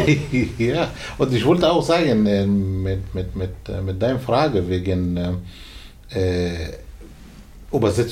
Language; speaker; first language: German; non-native, learner; Arabic